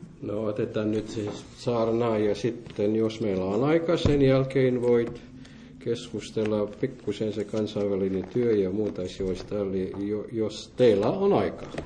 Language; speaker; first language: Finnish; non-native, fluent; French